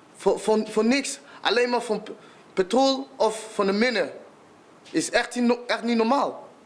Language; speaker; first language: Dutch; non-native, learner; Lingala